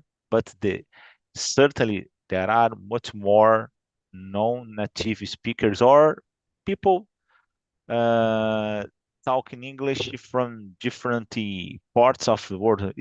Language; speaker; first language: English; non-native, fluent; Portuguese